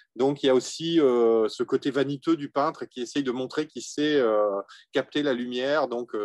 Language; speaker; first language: French; native; French